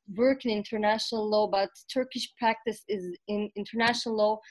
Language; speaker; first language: English; non-native, fluent; Turkish